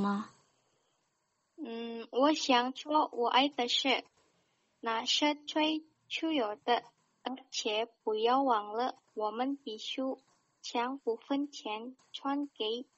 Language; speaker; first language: Chinese; non-native, learner; Indonesian